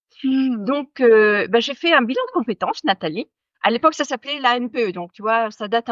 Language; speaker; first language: French; native; French